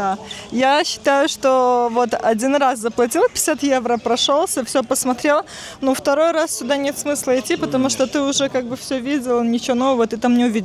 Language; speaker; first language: Russian; native; Russian